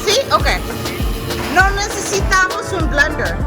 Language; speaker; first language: Spanish; non-native, learner; English